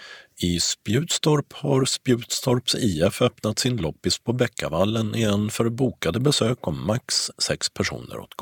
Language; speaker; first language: Swedish; native; Swedish